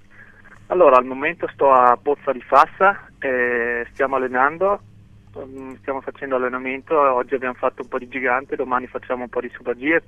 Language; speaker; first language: Italian; non-native, local second language; German